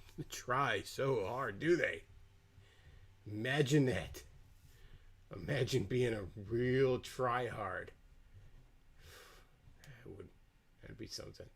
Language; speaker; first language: English; native; English